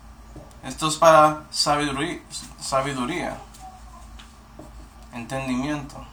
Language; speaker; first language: Spanish; non-native, fluent; English